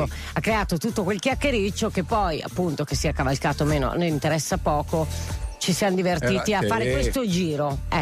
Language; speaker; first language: Italian; native; Italian